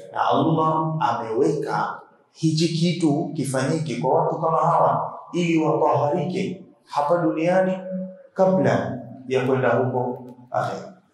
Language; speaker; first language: Swahili; native; Swahili